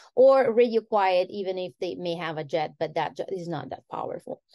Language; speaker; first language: English; non-native, fluent; Italian